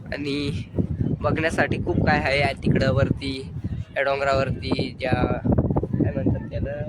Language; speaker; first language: Marathi; non-native, local second language; Kukna